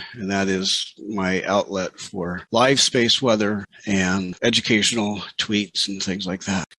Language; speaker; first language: English; native; English